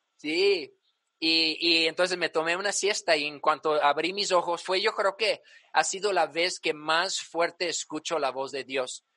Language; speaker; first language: Spanish; early bilingual, other home language; English